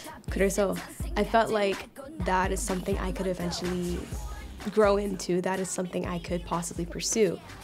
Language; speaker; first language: English; native; English